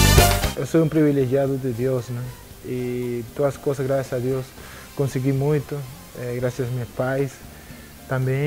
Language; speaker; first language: Portuguese; non-native, learner; Spanish